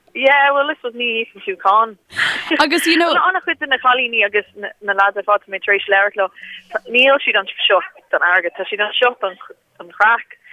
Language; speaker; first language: Irish; non-native, local second language; English